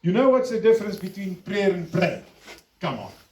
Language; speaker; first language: English; non-native, local second language; Afrikaans